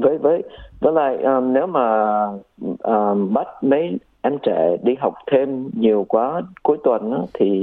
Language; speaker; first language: Vietnamese; early bilingual, heritage; Vietnamese